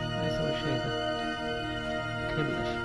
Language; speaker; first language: Arabic; native; Arabic